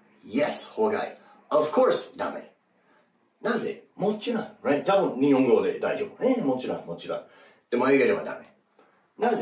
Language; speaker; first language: Japanese; non-native, learner; English